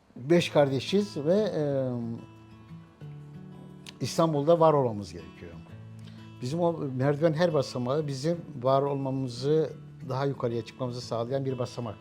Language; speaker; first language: Turkish; native; Turkish